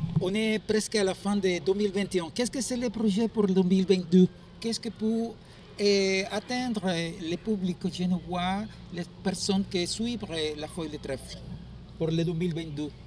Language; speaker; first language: French; non-native, learner; Spanish